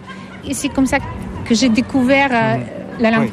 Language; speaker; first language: French; non-native, fluent; Russian